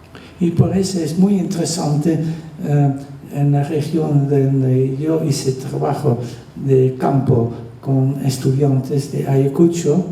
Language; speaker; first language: Spanish; non-native, fluent; Dutch